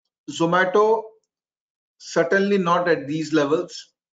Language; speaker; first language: English; non-native, local second language; Hindi